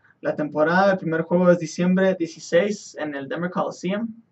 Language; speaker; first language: Spanish; native; Spanish